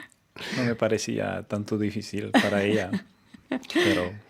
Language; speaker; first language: Spanish; non-native, fluent; French